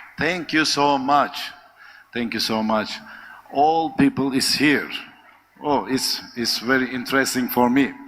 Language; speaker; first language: English; non-native, learner; Turkish